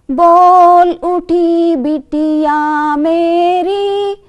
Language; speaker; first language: Hindi; non-native, local second language; Kannada